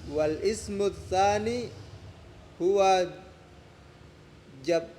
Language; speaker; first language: Arabic; non-native, learner; Indonesian